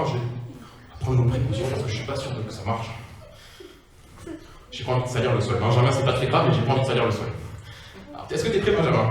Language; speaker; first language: French; native; French